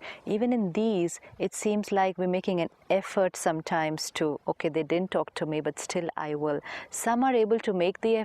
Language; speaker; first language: English; non-native, local second language; Hindi